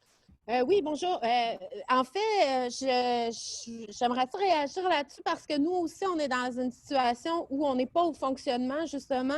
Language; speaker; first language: French; native; French